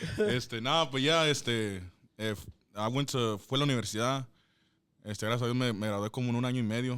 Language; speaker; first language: Spanish; early bilingual, heritage; Spanish